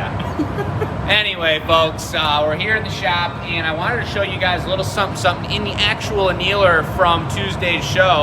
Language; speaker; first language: English; native; English